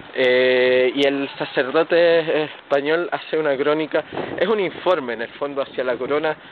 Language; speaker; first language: Spanish; native; Spanish